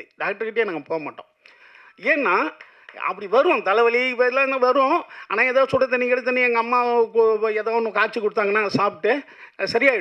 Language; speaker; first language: Tamil; native; Tamil